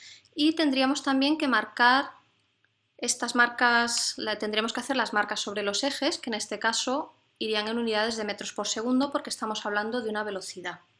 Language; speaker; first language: Spanish; native; Spanish